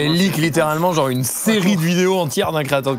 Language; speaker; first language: French; native; French